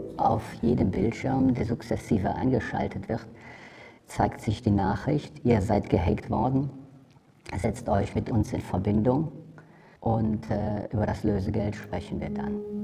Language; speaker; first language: German; native; German